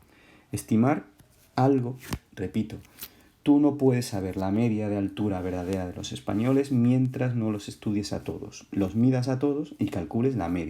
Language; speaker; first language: Spanish; native; Spanish